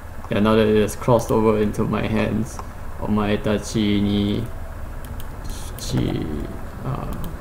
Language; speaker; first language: English; native; English